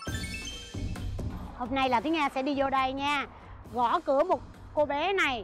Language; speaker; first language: Vietnamese; native; Vietnamese